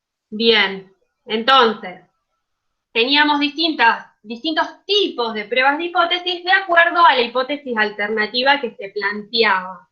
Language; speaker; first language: Spanish; native; Spanish